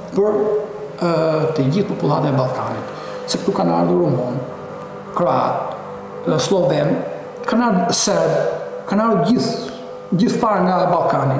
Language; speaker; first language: Albanian; native; Albanian